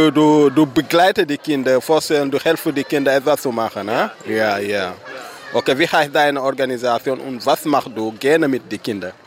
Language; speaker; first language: German; non-native, learner; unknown